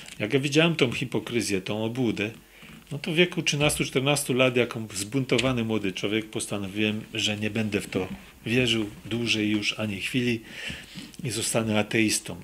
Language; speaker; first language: Polish; native; Polish